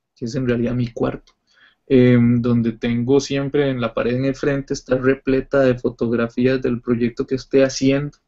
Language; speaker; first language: Spanish; native; Spanish